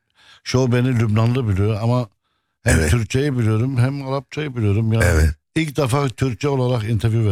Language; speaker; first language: Turkish; non-native, fluent; Arabic